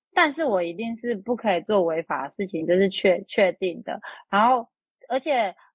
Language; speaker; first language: Chinese; native; Chinese